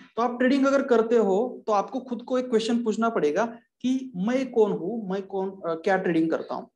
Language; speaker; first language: Hindi; non-native, local second language; Marathi